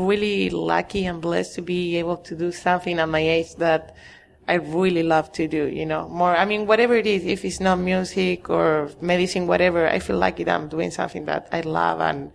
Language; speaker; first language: English; non-native, fluent; Spanish